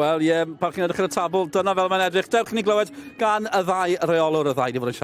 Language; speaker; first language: Welsh; native; Welsh